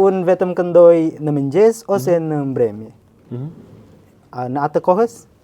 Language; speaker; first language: Albanian; non-native, learner; Indonesian